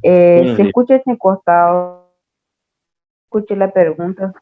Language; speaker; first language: Spanish; non-native, fluent; Portuguese